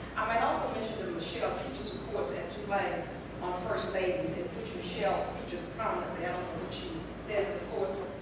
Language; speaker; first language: English; native; English